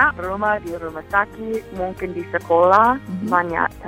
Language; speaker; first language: Indonesian; non-native, fluent; English